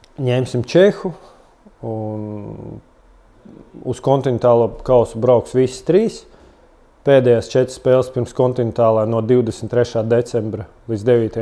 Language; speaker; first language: Latvian; non-native, local second language; Russian